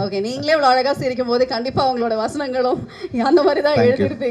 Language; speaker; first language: Tamil; native; Tamil